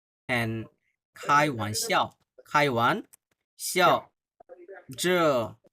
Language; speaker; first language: Chinese; non-native, fluent; Bangla